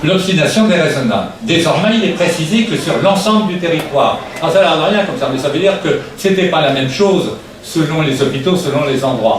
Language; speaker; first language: French; native; French